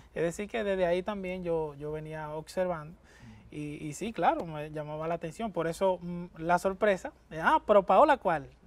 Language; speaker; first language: Spanish; native; Spanish